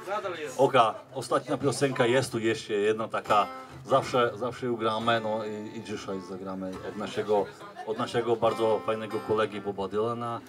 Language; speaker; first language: Polish; non-native, learner; Czech